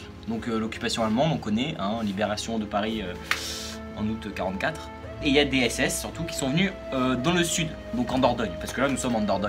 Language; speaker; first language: French; native; French